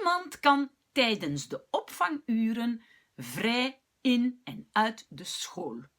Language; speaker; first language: Dutch; non-native, local second language; French